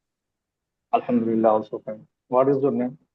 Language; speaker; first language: English; non-native, local second language; Hindi